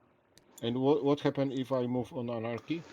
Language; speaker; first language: English; non-native, learner; Polish